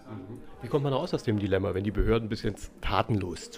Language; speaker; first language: German; native; German